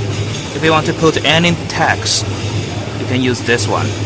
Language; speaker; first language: English; non-native, learner; Chinese